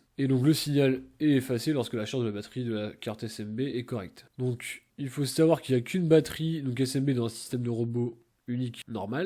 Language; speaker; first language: French; native; French